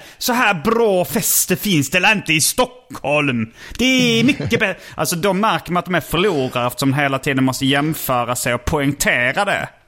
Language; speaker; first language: Swedish; native; Swedish